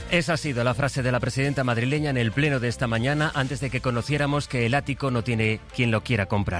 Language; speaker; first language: Spanish; native; Spanish